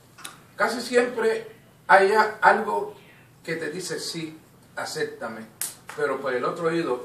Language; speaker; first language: Spanish; native; Spanish